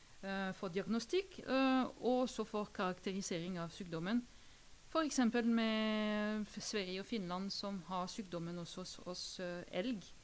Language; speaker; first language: Norwegian; non-native, fluent; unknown